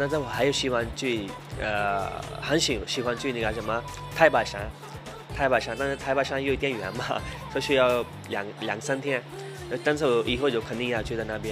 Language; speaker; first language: Chinese; non-native, learner; Hindi